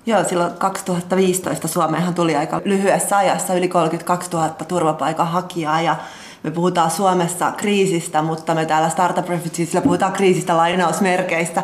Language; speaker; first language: Finnish; native; Finnish